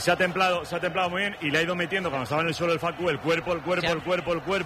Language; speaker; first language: Spanish; native; Spanish